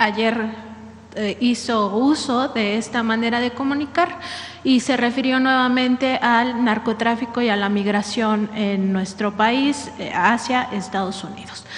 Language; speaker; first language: Spanish; native; Spanish